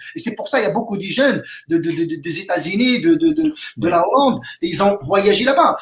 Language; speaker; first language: French; non-native, local second language; Arabic